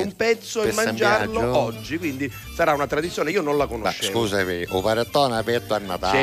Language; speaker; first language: Italian; native; Italian